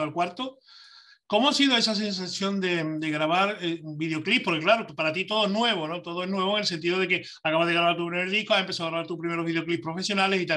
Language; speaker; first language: Spanish; native; Spanish